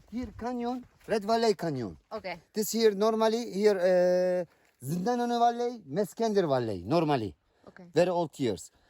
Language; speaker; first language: English; non-native, learner; Turkish